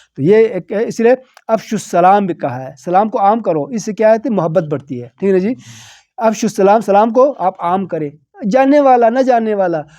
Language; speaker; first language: Urdu; non-native, local second language; Balti